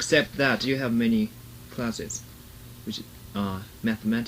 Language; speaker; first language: English; non-native, learner; Japanese